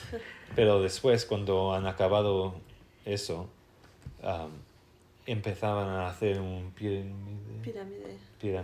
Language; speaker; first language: Spanish; non-native, fluent; English